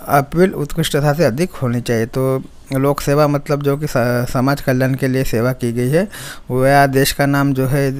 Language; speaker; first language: Hindi; non-native, local second language; Marathi